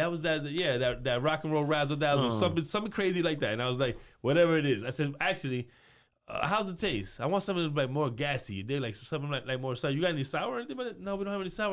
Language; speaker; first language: English; native; English